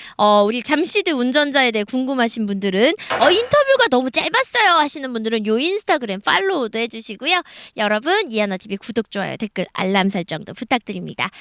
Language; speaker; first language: Korean; native; Korean